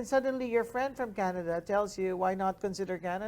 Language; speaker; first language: English; non-native, local second language; Filipino